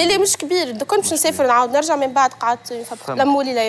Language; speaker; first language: Arabic; native; Arabic